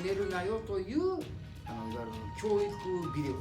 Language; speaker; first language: Japanese; native; Japanese